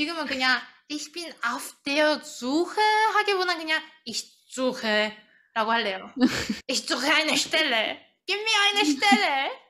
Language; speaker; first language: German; non-native, fluent; Korean